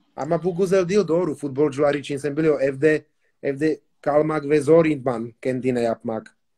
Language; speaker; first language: Turkish; non-native, learner; Slovak